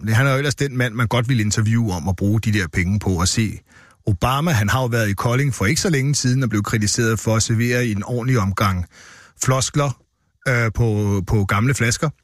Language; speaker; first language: Danish; native; Danish